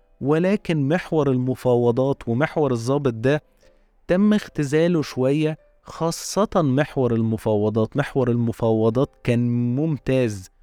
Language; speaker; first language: Arabic; native; Arabic